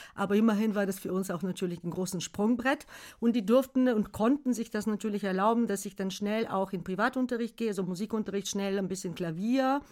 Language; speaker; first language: German; non-native, fluent; Bulgarian